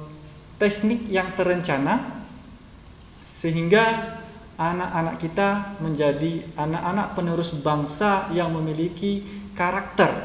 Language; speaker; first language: Indonesian; native; Indonesian